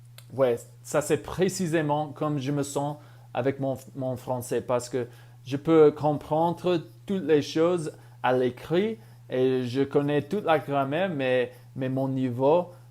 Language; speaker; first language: French; non-native, fluent; English